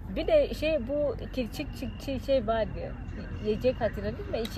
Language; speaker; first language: Turkish; non-native, fluent; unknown